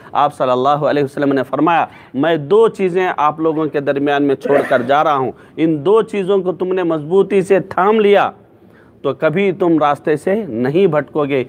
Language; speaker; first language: Urdu; native; Urdu